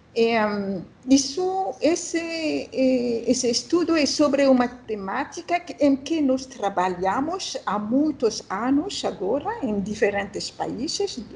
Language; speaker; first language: Portuguese; non-native, learner; French